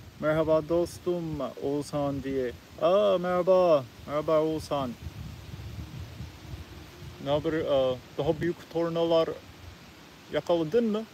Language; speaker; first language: Turkish; non-native, learner; English